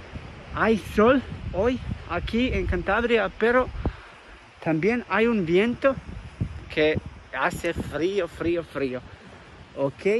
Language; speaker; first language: Spanish; non-native, learner; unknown